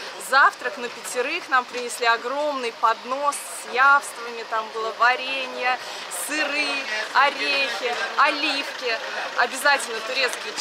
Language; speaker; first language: Russian; native; Russian